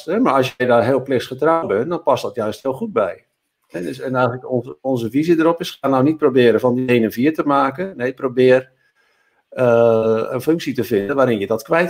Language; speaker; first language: Dutch; native; Dutch